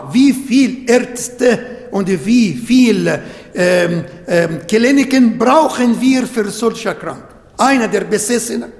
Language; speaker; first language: German; non-native, fluent; Arabic